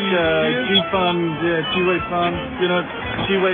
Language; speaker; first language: Chinese; non-native, learner; English